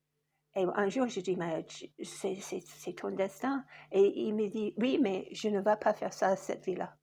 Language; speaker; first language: French; non-native, fluent; English